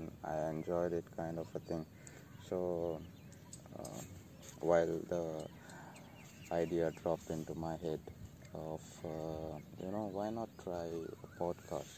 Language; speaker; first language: English; non-native, local second language; Konkani